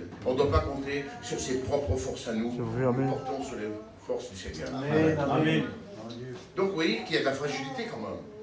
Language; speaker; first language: French; native; French